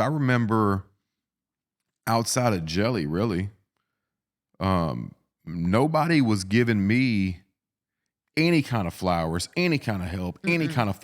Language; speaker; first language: English; native; English